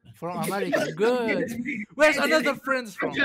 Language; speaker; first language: English; non-native, learner; Central Kurdish